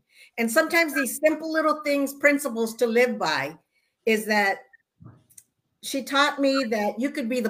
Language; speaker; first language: English; early bilingual, other home language; Spanish